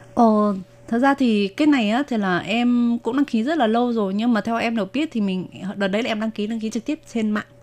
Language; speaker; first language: Vietnamese; native; Vietnamese